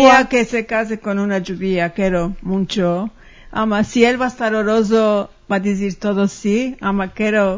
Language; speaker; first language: Spanish; early bilingual, heritage; Ladino